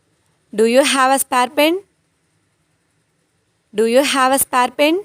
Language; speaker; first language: English; non-native, local second language; Tamil